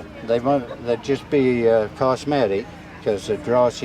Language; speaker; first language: English; native; English